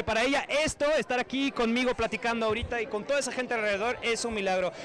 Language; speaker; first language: Spanish; native; Spanish